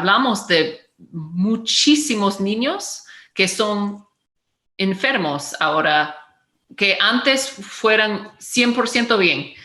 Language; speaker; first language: Spanish; non-native, fluent; English